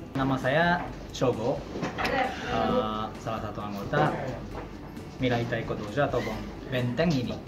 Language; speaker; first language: Indonesian; non-native, fluent; Japanese